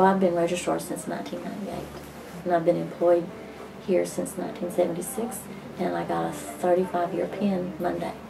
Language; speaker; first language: English; native; English